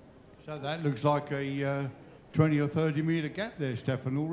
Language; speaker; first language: English; native; English